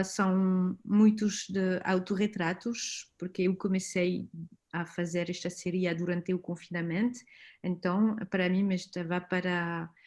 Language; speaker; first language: Portuguese; non-native, fluent; French